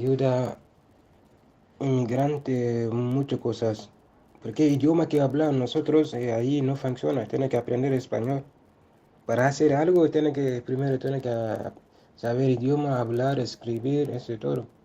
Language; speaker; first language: Spanish; non-native, learner; Soninke